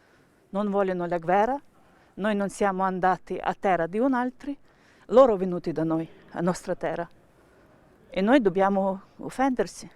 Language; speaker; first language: Italian; non-native, learner; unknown